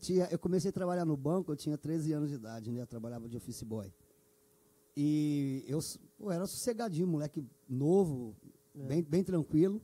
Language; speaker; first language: Portuguese; native; Portuguese